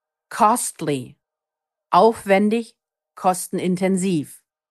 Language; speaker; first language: German; native; German